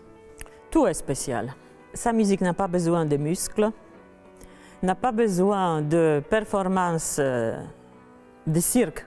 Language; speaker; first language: French; non-native, fluent; Polish